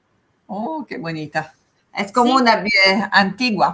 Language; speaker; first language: Spanish; non-native, fluent; Italian